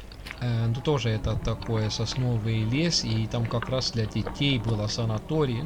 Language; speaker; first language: Russian; non-native, local second language; Estonian